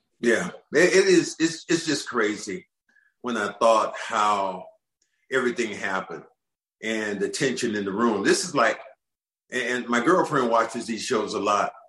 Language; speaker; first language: English; native; English